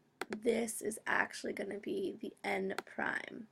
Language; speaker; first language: English; native; English